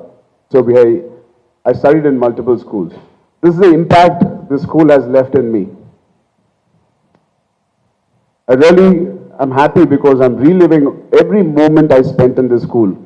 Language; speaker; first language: English; non-native, local second language; Telugu